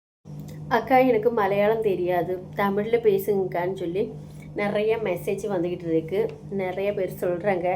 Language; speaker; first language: Tamil; non-native, local second language; Malayalam